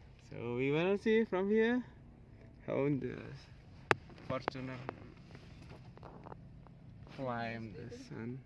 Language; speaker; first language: English; non-native, learner; Javanese